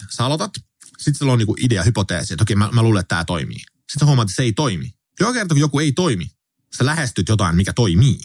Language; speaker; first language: Finnish; early bilingual, heritage; Finnish